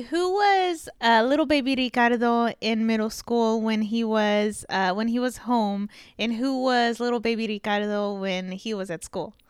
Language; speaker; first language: English; early bilingual, other home language; Spanish